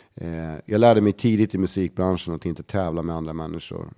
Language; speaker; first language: Swedish; native; Swedish